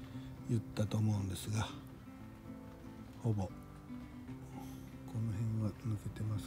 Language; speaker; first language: Japanese; native; Japanese